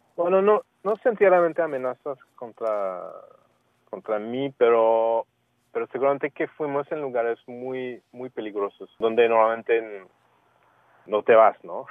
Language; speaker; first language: Spanish; non-native, fluent; French